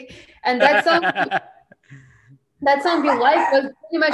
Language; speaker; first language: English; non-native, fluent; French